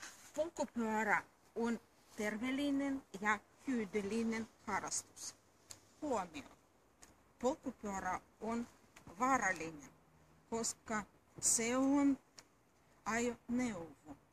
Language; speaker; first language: Finnish; non-native, learner; Russian